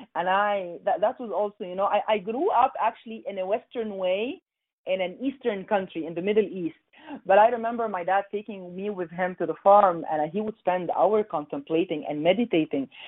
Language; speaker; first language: English; non-native, fluent; Arabic